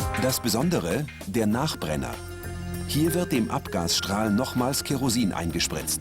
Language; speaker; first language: German; native; German